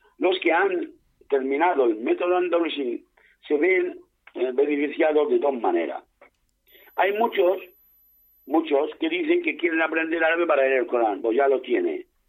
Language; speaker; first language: Spanish; non-native, fluent; Arabic